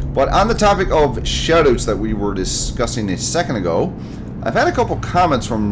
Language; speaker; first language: English; native; English